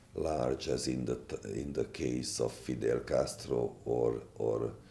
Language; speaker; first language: English; non-native, fluent; Hungarian